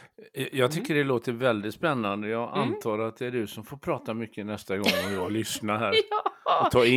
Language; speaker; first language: Swedish; native; Swedish